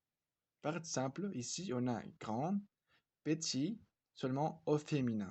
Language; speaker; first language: French; non-native, fluent; Spanish